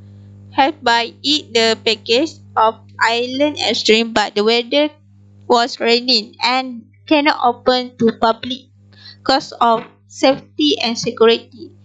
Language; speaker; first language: English; non-native, local second language; Malay